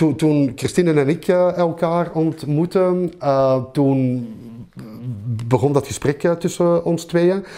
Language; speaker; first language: Dutch; native; Dutch